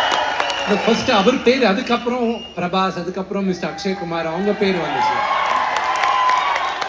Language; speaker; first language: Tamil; non-native, local second language; Telugu